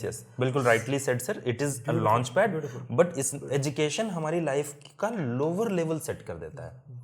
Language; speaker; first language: Hindi; native; Hindi